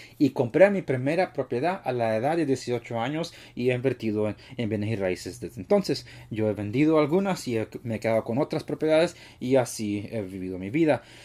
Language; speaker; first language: Spanish; early bilingual, heritage; Spanish